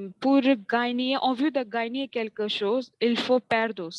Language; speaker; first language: French; non-native, learner; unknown